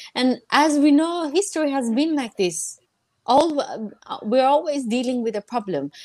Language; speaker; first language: English; non-native, fluent; Persian